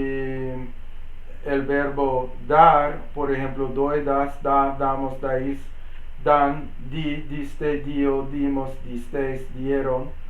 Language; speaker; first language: Spanish; non-native, learner; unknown